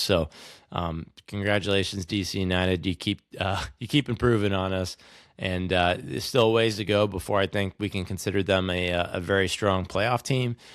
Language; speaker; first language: English; native; English